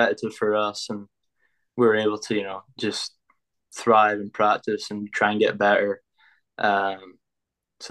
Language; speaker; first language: English; native; English